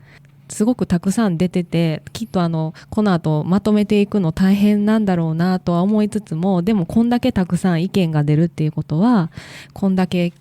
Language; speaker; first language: Japanese; native; Japanese